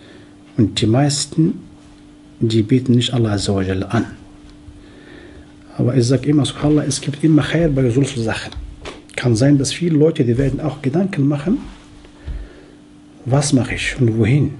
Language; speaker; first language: German; non-native, fluent; Arabic